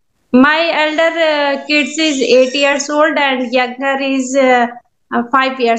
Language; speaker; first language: English; non-native, learner; Hindi